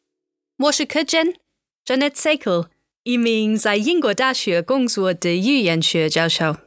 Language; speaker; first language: Chinese; non-native, fluent; German